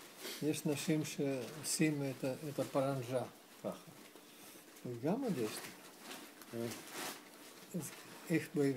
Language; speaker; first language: Hebrew; non-native, learner; Russian